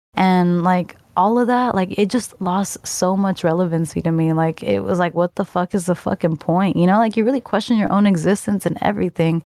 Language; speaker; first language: English; native; English